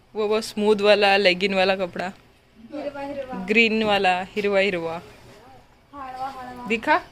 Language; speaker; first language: Hindi; non-native, local second language; Marathi